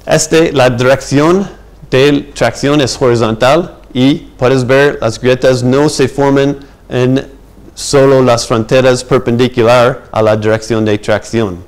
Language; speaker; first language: Spanish; non-native, fluent; English